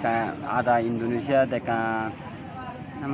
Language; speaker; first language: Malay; non-native, learner; Rohingya